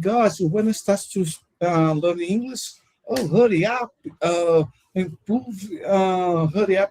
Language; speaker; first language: English; non-native, learner; Portuguese